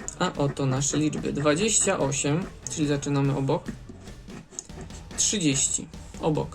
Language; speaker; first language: Polish; native; Polish